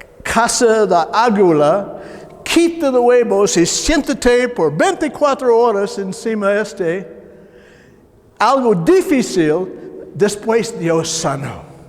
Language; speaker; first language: Spanish; non-native, learner; English